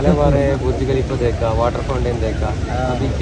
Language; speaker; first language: Hindi; non-native, local second language; Malayalam